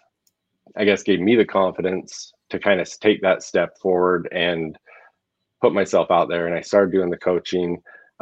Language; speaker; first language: English; native; English